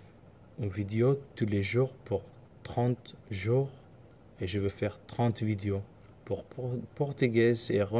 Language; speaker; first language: French; non-native, learner; Somali